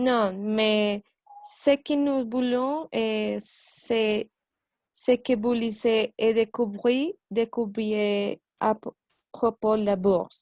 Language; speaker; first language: French; non-native, learner; Spanish